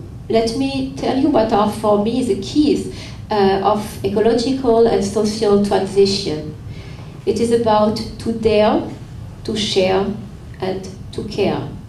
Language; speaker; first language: English; non-native, fluent; French